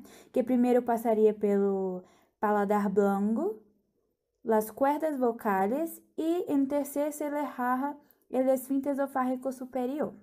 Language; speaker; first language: Portuguese; non-native, learner; Spanish